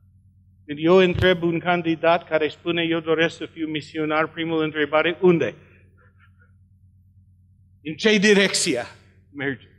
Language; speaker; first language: Romanian; non-native, learner; English